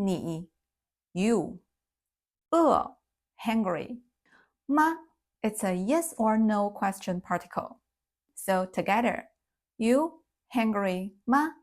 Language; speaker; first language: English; non-native, fluent; Chinese